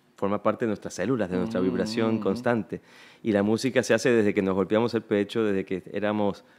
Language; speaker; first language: Spanish; native; Spanish